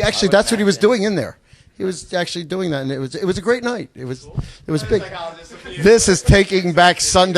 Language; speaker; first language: English; native; English